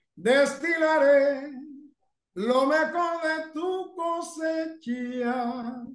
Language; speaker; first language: Spanish; native; Spanish